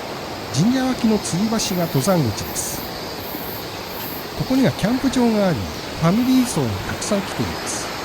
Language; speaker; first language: Japanese; native; Japanese